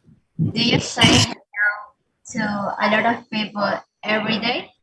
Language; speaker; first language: English; non-native, learner; Spanish